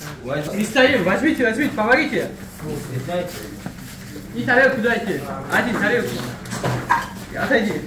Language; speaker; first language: Russian; non-native, learner; Tajik